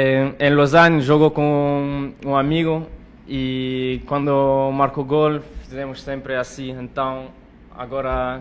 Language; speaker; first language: Portuguese; non-native, learner; French